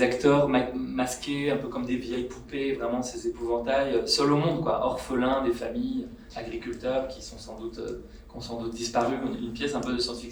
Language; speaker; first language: French; native; French